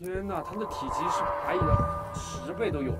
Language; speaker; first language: Chinese; native; Chinese